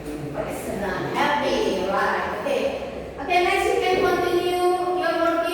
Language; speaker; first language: English; non-native, fluent; Indonesian